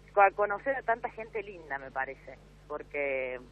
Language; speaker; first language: Spanish; native; Spanish